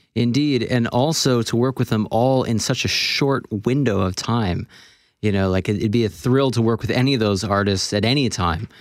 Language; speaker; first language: English; native; English